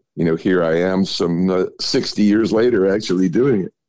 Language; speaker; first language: English; native; English